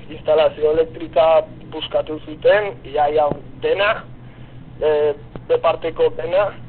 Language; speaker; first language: Basque; non-native, local second language; Spanish